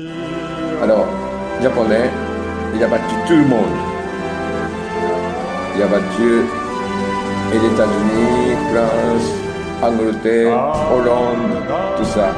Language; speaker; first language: French; non-native, learner; Japanese